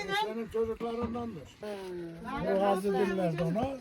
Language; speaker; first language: Turkish; native; Turkish